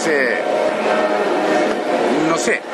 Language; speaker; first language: Spanish; non-native, fluent; Japanese